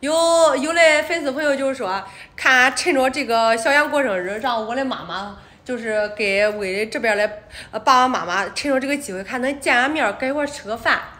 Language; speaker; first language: Chinese; native; Chinese